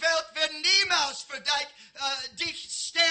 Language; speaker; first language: German; non-native, learner; English